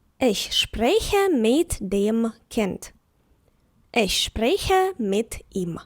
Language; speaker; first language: German; non-native, fluent; Ukrainian